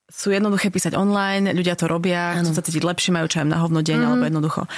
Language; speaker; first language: Slovak; native; Slovak